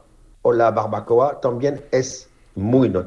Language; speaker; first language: Spanish; non-native, learner; French